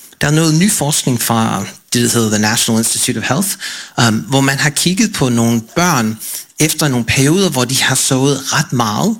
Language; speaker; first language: Danish; non-native, fluent; English